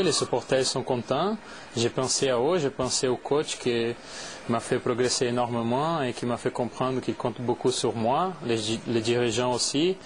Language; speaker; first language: French; non-native, fluent; Portuguese